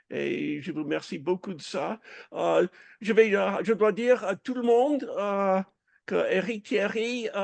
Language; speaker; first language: French; non-native, fluent; English